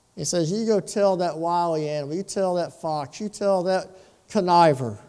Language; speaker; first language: English; native; English